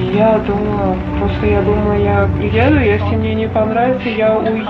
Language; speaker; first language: Russian; non-native, local second language; Uzbek